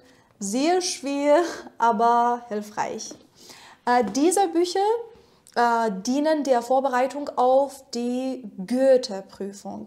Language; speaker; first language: German; non-native, fluent; Persian